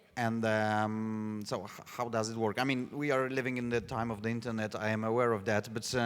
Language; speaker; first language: English; non-native, fluent; Polish